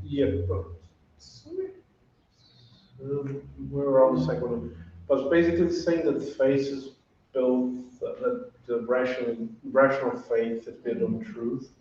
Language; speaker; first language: English; non-native, fluent; Portuguese